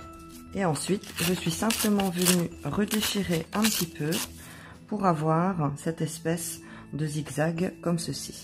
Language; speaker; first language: French; native; French